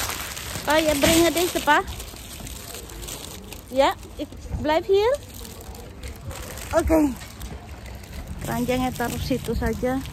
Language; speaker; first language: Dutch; non-native, learner; Indonesian